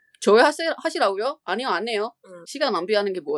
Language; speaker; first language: Korean; non-native, fluent; Chinese